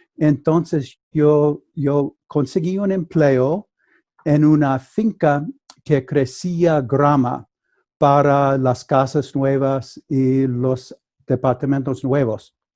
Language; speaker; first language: Spanish; non-native, fluent; English